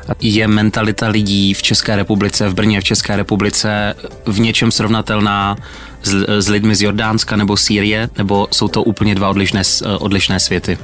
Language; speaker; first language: Czech; native; Czech